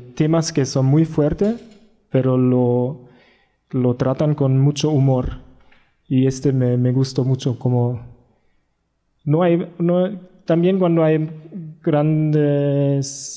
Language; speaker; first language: Spanish; non-native, learner; German